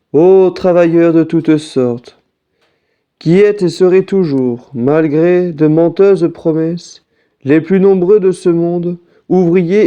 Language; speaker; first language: French; native; French